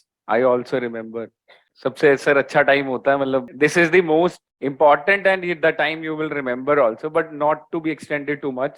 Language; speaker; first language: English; non-native, local second language; Hindi